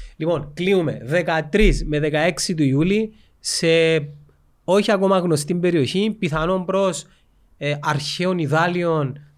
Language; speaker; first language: Greek; native; Greek